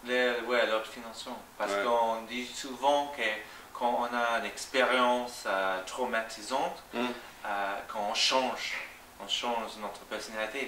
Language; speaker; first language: French; non-native, fluent; English